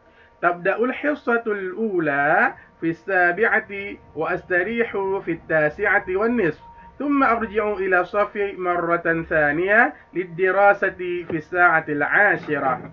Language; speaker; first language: Arabic; non-native, fluent; Indonesian